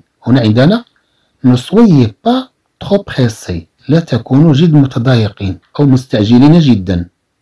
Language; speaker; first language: Arabic; native; Arabic